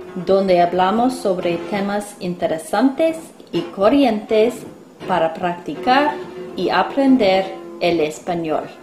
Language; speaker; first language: Spanish; non-native, learner; English